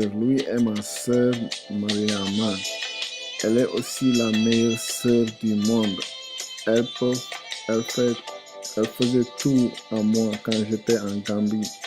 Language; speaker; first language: French; non-native, learner; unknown